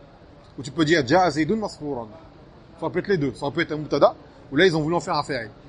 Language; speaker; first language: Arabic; non-native, fluent; French